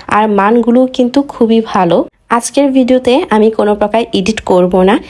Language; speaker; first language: Bangla; native; Bangla